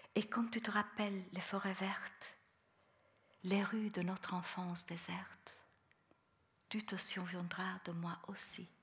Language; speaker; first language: French; non-native, fluent; Albanian